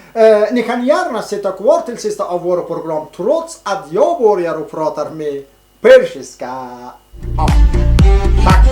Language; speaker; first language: Swedish; non-native, learner; Persian